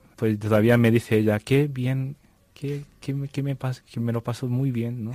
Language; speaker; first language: Spanish; non-native, fluent; Japanese